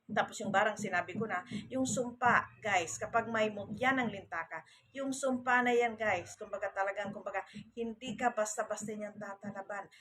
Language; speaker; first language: Filipino; native; Filipino